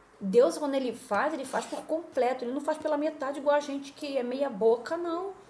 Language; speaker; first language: Portuguese; native; Portuguese